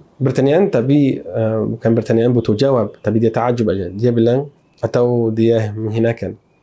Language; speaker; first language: Malay; non-native, fluent; Arabic